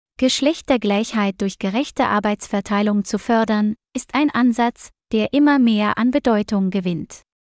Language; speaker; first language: German; non-native, learner; Vietnamese